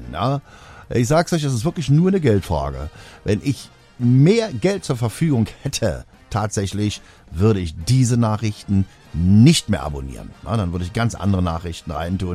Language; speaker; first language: German; native; German